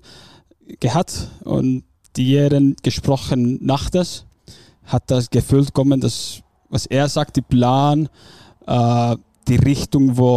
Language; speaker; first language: German; non-native, fluent; Finnish